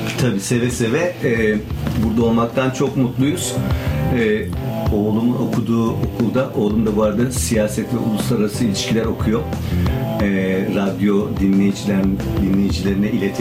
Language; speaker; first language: Turkish; native; Turkish